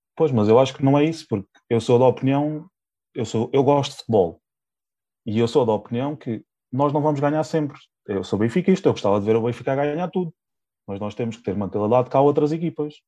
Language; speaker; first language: Portuguese; native; Portuguese